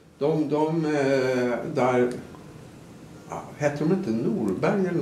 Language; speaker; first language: Swedish; native; Swedish